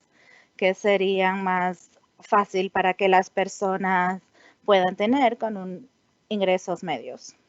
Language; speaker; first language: Spanish; non-native, fluent; English